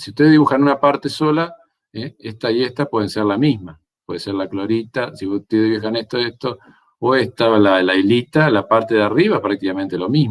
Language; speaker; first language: Spanish; native; Spanish